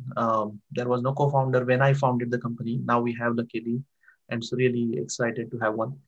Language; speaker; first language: English; non-native, local second language; Marathi